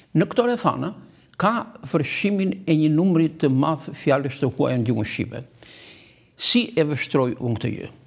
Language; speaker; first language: Albanian; native; Albanian